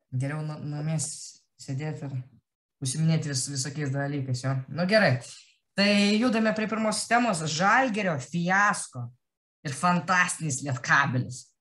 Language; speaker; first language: Lithuanian; native; Lithuanian